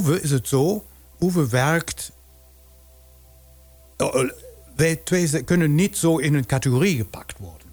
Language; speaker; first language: Dutch; non-native, fluent; German